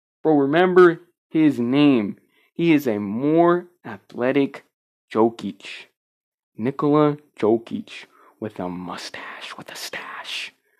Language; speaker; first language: English; early bilingual, other home language; Spanish